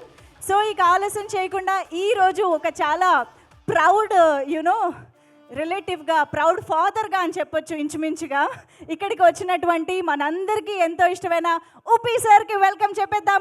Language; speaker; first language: Telugu; native; Telugu